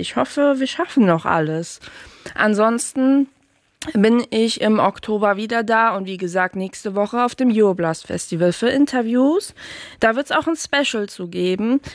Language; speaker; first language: German; native; German